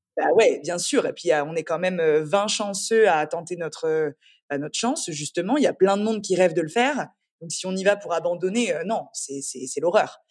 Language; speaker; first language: French; native; French